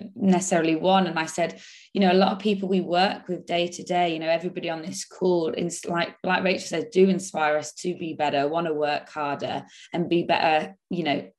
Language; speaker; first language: English; native; English